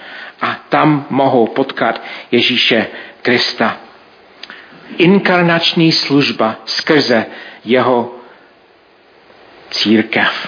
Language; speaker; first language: Czech; non-native, fluent; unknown